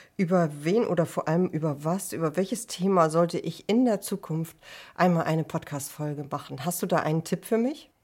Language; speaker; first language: German; native; German